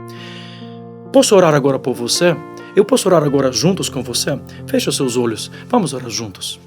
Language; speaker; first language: Portuguese; non-native, fluent; Ukrainian